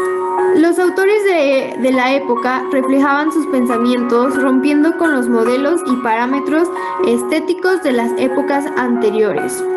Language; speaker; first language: Spanish; native; Spanish